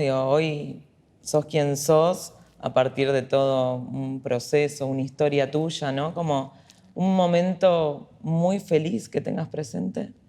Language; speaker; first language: Spanish; native; Spanish